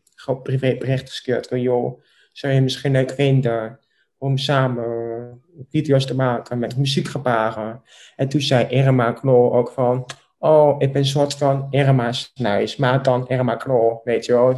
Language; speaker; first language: Dutch; non-native, local second language; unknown